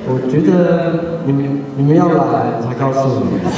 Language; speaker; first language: Chinese; non-native, local second language; Amis